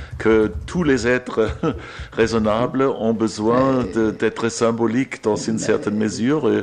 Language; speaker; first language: French; non-native, fluent; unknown